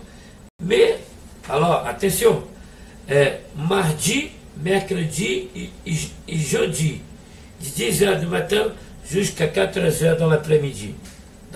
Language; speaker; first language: French; non-native, learner; Portuguese